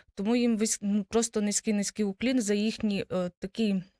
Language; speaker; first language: Ukrainian; native; Ukrainian